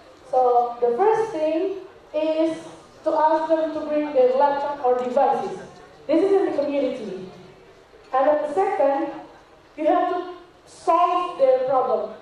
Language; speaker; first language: English; non-native, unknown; Indonesian